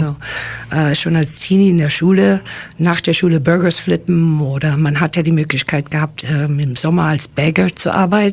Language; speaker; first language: German; non-native, fluent; English